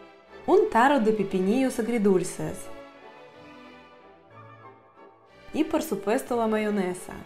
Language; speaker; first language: Spanish; non-native, fluent; Russian